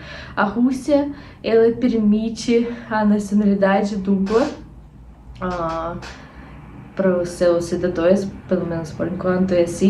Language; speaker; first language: Portuguese; non-native, fluent; Russian